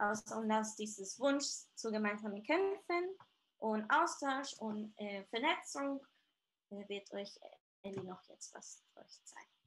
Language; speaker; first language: German; non-native, fluent; Spanish